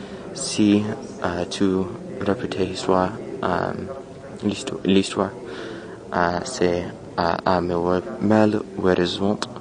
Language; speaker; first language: French; non-native, learner; English